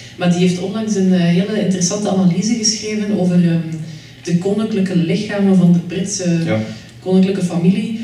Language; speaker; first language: Dutch; native; Dutch